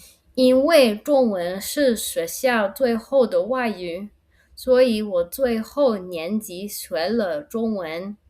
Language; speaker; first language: Chinese; non-native, learner; English